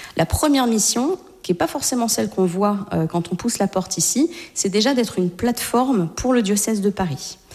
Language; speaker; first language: French; native; French